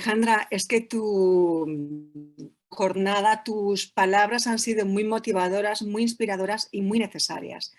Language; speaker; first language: Spanish; native; Spanish